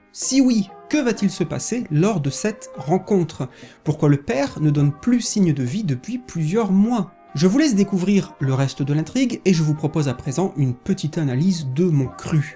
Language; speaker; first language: French; native; French